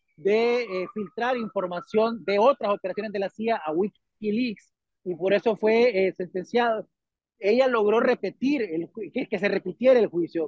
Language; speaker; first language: Spanish; native; Spanish